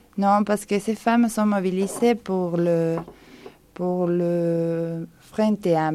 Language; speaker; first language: French; non-native, fluent; Spanish